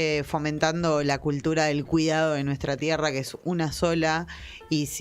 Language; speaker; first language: Spanish; native; Spanish